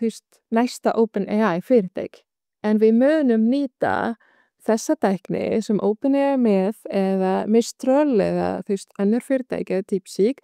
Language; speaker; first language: Icelandic; non-native, fluent; Arabic